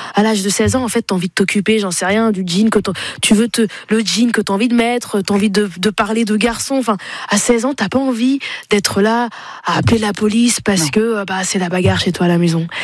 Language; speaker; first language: French; native; French